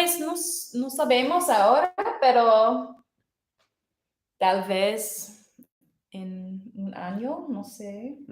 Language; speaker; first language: Spanish; non-native, learner; English